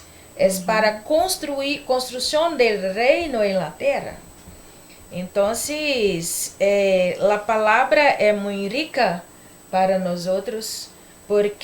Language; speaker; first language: Spanish; non-native, learner; Portuguese